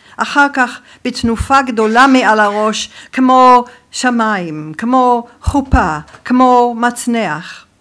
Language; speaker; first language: Hebrew; non-native, fluent; English